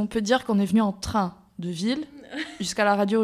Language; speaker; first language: French; native; French